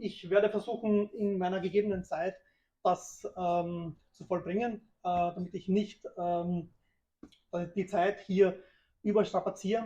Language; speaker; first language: German; early bilingual, other home language; Urdu